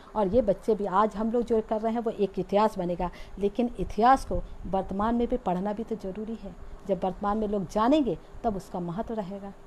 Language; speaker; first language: Hindi; native; Hindi